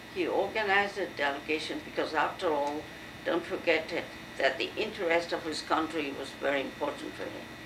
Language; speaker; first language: English; non-native, fluent; French